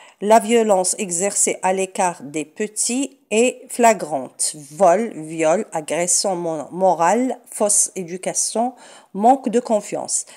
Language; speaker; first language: French; non-native, local second language; Arabic